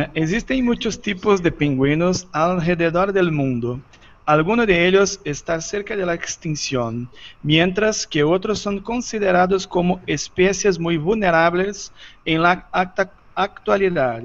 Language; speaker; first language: Spanish; non-native, learner; Portuguese